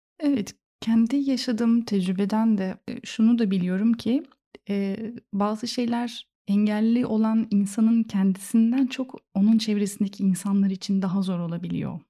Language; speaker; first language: Turkish; native; Turkish